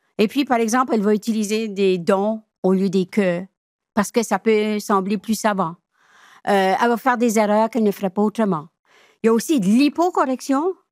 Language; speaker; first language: French; native; French